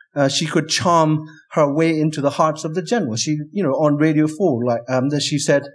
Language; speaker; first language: English; non-native, fluent; Burmese